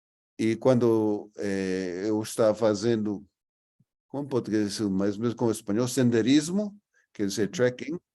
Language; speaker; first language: Portuguese; non-native, fluent; English